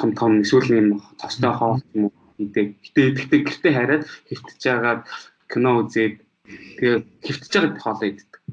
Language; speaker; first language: Mongolian; early bilingual, heritage; Mongolian